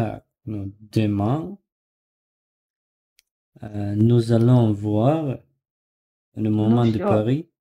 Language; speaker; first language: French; non-native, learner; Russian